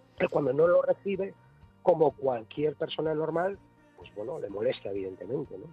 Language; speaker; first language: Spanish; native; Spanish